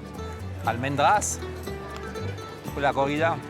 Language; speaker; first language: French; non-native, fluent; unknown